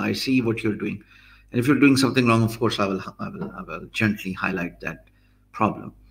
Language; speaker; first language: English; non-native, local second language; Urdu